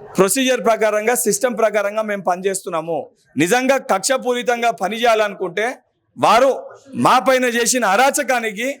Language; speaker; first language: Telugu; native; Telugu